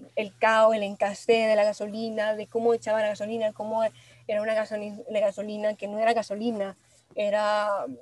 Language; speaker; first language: Spanish; native; Spanish